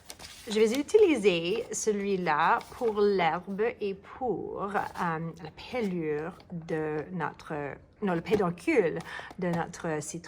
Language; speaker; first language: French; non-native, learner; English